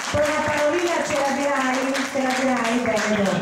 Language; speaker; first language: Italian; native; Italian